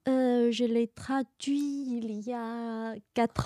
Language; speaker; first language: French; non-native, fluent; Chinese